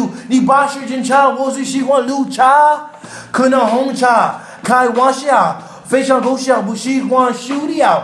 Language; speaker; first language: Chinese; non-native, learner; English